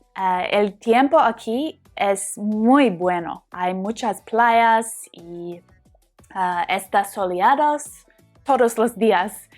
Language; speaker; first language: Spanish; non-native, learner; English